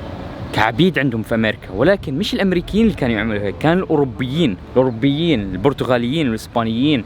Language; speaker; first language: Arabic; native; Arabic